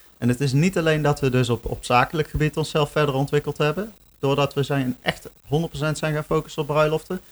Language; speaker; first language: Dutch; native; Dutch